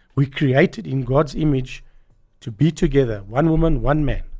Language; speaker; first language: English; native; English